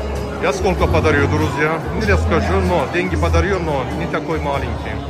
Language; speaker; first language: Russian; non-native, learner; Turkish